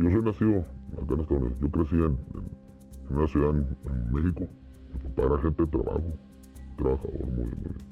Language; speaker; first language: Spanish; native; Spanish